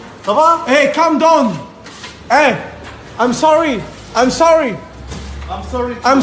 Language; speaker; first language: English; non-native, learner; French